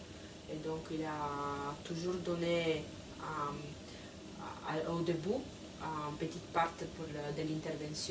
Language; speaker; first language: French; non-native, fluent; Italian